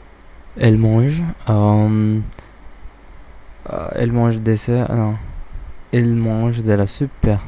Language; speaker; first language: French; non-native, learner; English